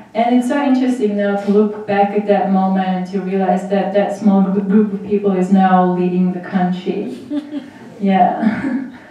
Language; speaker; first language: English; non-native, fluent; Armenian